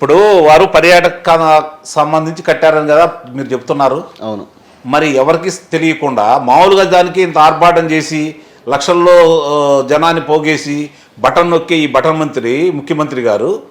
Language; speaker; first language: Telugu; native; Telugu